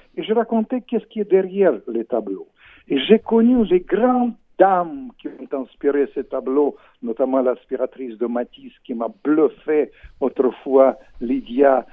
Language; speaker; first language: French; non-native, fluent; Russian